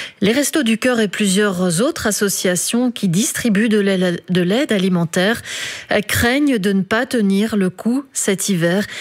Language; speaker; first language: French; native; French